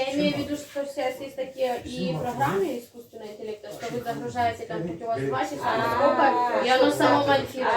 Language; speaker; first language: Russian; native; Russian